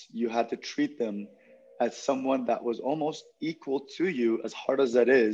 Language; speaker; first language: English; non-native, local second language; Filipino